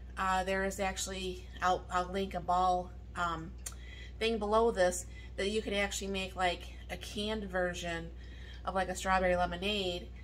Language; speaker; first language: English; native; English